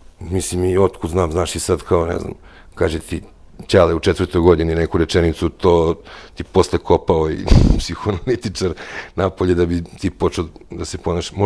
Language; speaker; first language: Serbian; native; Serbian